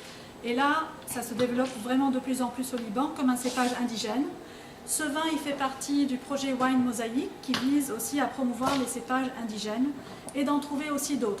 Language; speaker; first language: French; non-native, local second language; Arabic